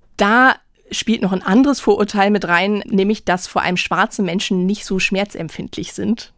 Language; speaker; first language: German; native; German